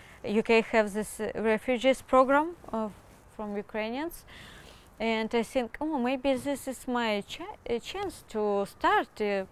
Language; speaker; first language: English; non-native, learner; Ukrainian